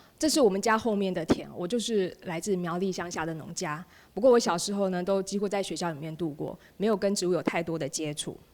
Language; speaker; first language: Chinese; native; Chinese